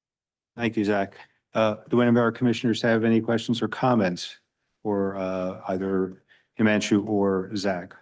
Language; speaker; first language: English; native; English